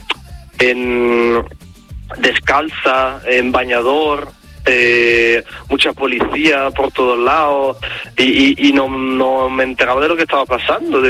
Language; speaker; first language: Spanish; non-native, fluent; Italian